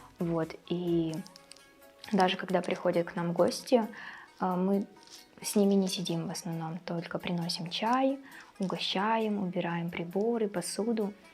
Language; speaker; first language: Russian; native; Russian